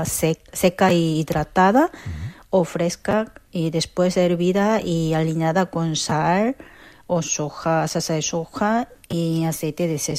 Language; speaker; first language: Spanish; non-native, fluent; Korean